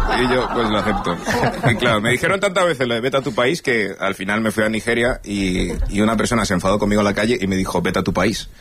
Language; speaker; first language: Spanish; early bilingual, other home language; English